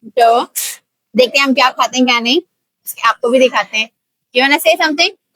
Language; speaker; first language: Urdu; native; Urdu